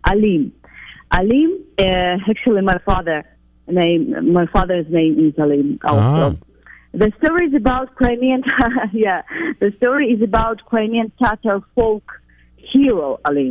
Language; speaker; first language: English; non-native, fluent; Ukrainian